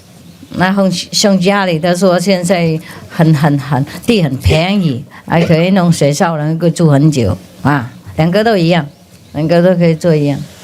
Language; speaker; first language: Chinese; non-native, fluent; Vietnamese